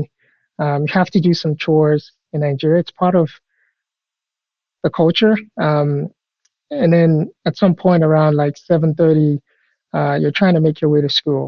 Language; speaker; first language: English; non-native, local second language; Yoruba